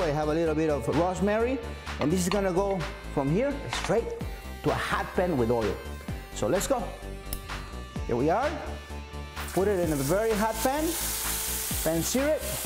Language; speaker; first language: English; non-native, fluent; Spanish